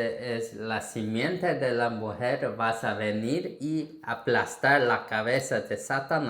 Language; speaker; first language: Spanish; non-native, fluent; Korean